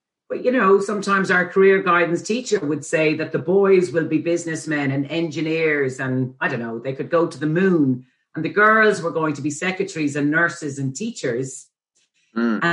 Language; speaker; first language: English; native; English